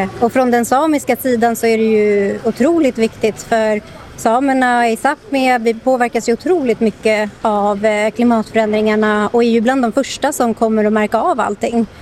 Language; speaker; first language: Swedish; native; Swedish